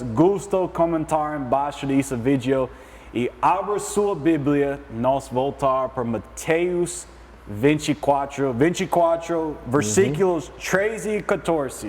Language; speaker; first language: Portuguese; non-native, learner; English